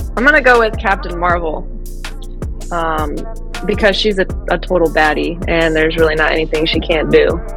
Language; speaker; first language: English; early bilingual, other home language; French